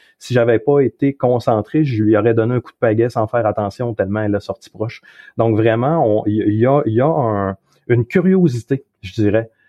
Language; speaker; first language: French; native; French